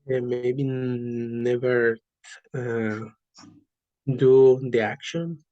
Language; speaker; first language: English; non-native, learner; Spanish